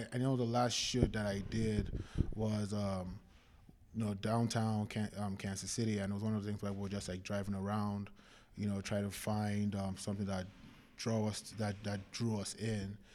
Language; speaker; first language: English; non-native, local second language; Yoruba